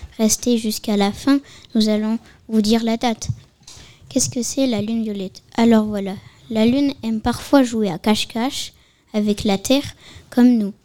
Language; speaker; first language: French; native; French